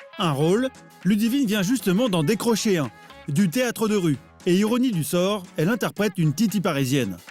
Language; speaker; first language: French; native; French